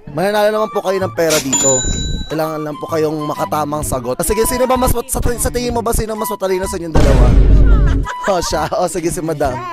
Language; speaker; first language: Filipino; native; Filipino